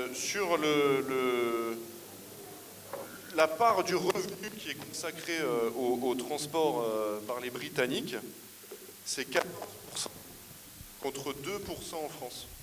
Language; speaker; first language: French; native; French